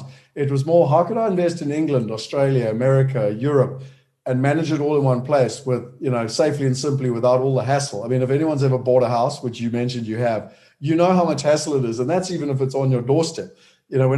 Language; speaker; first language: English; native; English